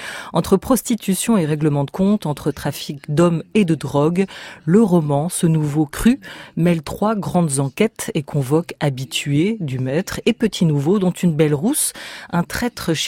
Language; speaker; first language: French; native; French